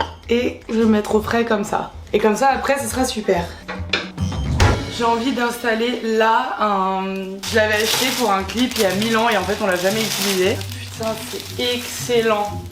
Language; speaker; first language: French; native; French